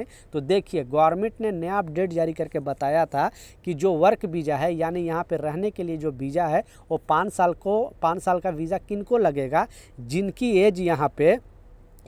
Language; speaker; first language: Hindi; native; Hindi